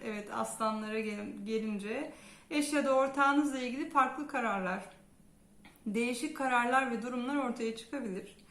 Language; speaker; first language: Turkish; native; Turkish